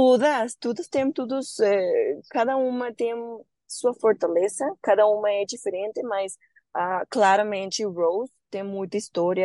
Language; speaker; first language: Portuguese; non-native, learner; Spanish